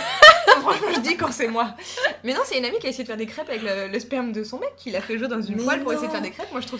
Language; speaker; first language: French; native; French